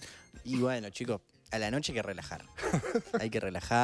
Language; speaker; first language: Spanish; native; Spanish